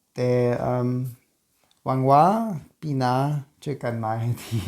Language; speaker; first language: Thai; non-native, learner; German